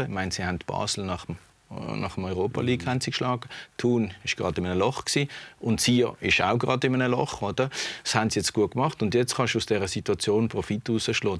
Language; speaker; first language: German; native; German